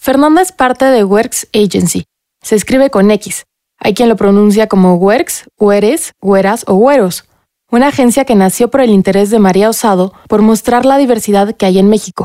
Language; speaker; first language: Spanish; native; Spanish